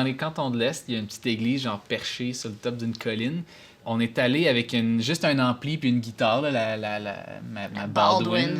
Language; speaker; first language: French; native; French